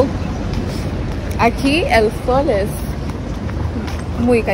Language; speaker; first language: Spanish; non-native, learner; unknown